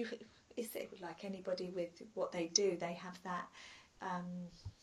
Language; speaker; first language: English; native; English